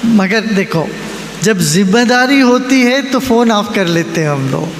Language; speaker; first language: Hindi; non-native, local second language; Malayalam